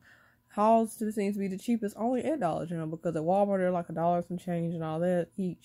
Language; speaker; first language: English; native; English